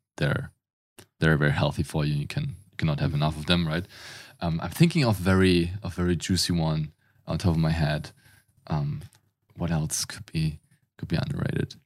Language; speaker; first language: English; non-native, fluent; German